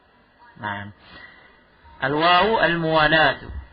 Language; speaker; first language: Arabic; non-native, fluent; Indonesian